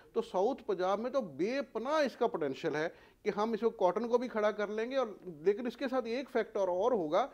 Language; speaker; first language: Urdu; non-native, local second language; Punjabi